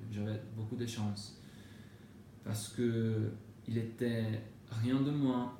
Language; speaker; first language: French; non-native, learner; Italian